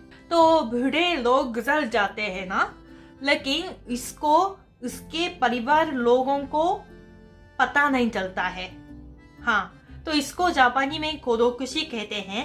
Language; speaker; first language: Hindi; non-native, fluent; Japanese